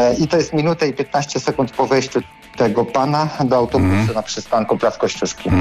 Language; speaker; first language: Polish; native; Polish